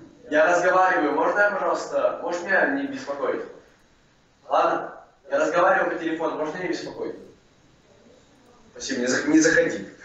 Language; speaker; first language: Russian; early bilingual, heritage; Russian